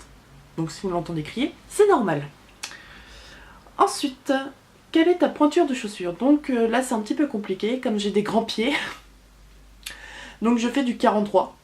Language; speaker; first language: French; native; French